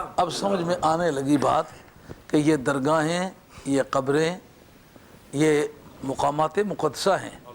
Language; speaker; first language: Urdu; non-native, local second language; Punjabi